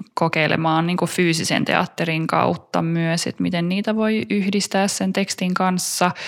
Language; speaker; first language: Finnish; early bilingual, heritage; Finnish